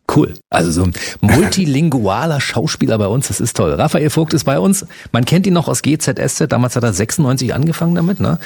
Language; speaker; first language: German; native; German